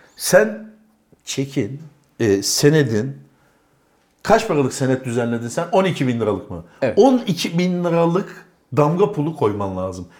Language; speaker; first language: Turkish; native; Turkish